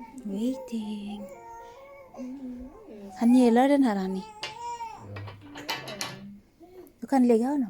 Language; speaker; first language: Swedish; non-native, learner; Filipino